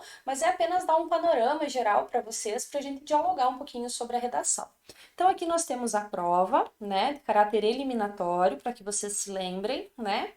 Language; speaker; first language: Portuguese; native; Portuguese